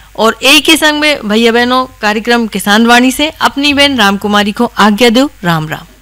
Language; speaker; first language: Hindi; native; Hindi